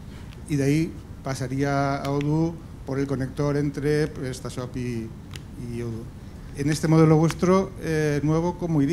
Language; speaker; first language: Spanish; native; Spanish